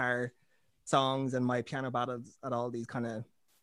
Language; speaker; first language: English; native; English